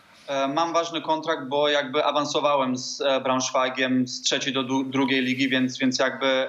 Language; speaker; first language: Polish; early bilingual, heritage; Polish